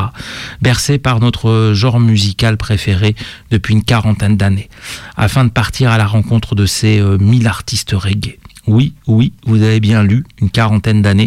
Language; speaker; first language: French; native; French